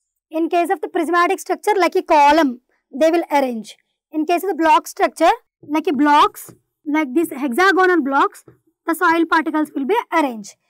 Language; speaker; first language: English; non-native, local second language; Telugu